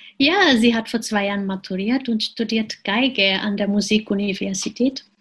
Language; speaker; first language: German; non-native, fluent; Japanese